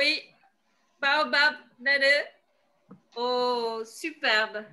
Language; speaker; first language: French; non-native, fluent; Turkish